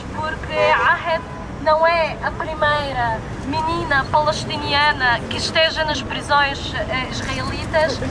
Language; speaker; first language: Portuguese; non-native, fluent; Arabic